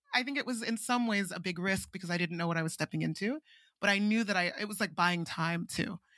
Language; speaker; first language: English; non-native, local second language; Igbo